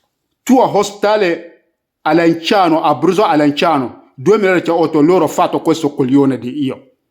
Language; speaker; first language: Italian; non-native, learner; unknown